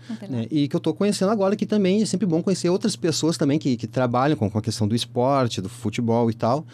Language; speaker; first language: Portuguese; native; Portuguese